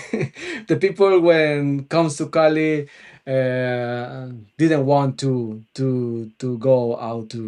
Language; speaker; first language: English; non-native, local second language; Spanish